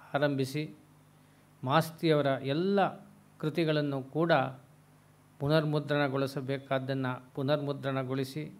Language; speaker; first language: Kannada; native; Kannada